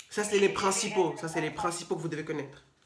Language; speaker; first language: French; native; French